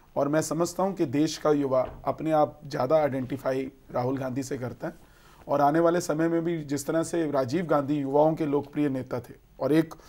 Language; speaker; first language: Hindi; native; Hindi